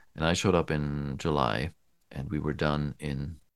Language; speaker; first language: English; non-native, fluent; German